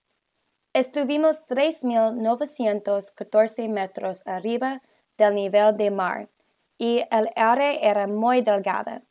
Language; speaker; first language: Spanish; non-native, learner; English